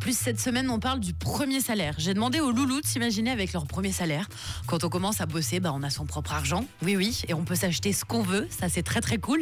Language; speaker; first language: French; native; French